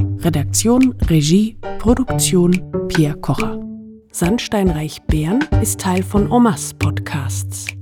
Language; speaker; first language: German; native; German